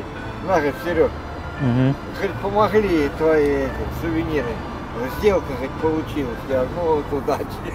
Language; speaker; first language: Russian; native; Russian